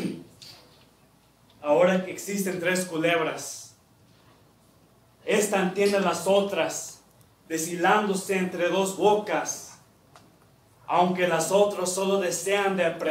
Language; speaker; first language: Spanish; early bilingual, heritage; Spanish